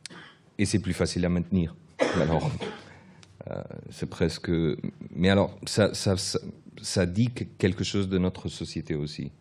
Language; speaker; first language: French; early bilingual, other home language; Portuguese